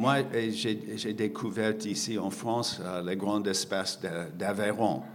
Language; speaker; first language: French; non-native, fluent; English